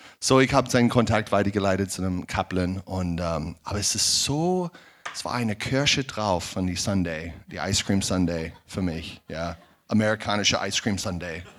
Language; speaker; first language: German; non-native, fluent; English